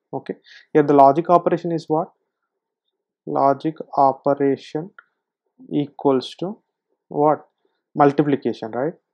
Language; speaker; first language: English; non-native, local second language; Telugu